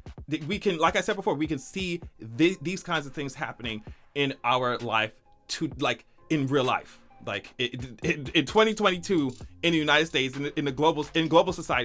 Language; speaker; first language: English; native; English